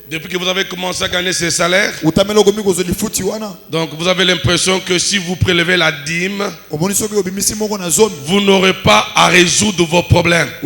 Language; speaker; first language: French; non-native, local second language; Lingala